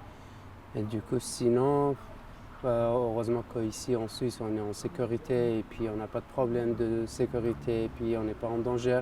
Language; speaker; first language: French; non-native, fluent; Persian